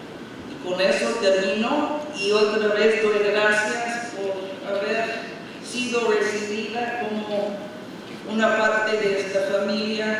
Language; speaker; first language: Spanish; non-native, fluent; English